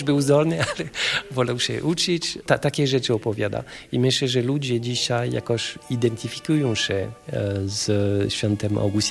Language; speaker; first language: Polish; non-native, fluent; French